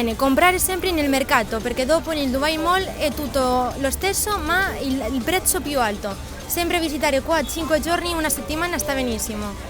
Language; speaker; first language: Italian; non-native, learner; Spanish